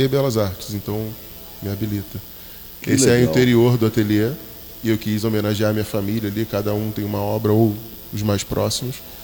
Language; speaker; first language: Portuguese; native; Portuguese